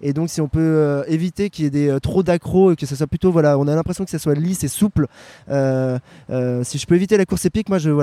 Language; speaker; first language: French; native; French